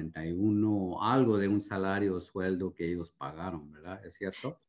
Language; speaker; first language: Spanish; early bilingual, heritage; Spanish